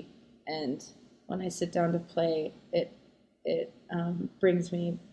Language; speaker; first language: English; native; English